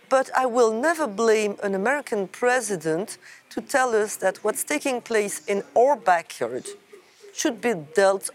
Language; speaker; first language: English; non-native, fluent; French